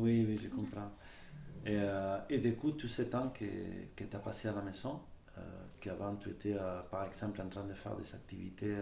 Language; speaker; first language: French; non-native, fluent; Spanish